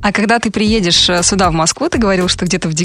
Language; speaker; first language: Russian; native; Russian